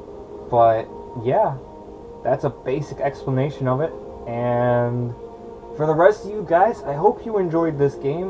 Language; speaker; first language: English; native; English